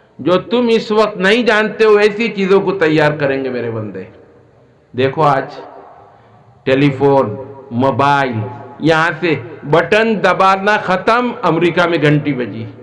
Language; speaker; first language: Urdu; non-native, local second language; Assamese